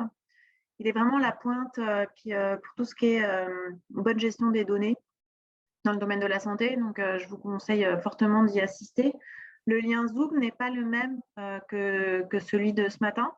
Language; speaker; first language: French; native; French